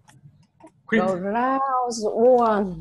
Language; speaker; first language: English; non-native, learner; Vietnamese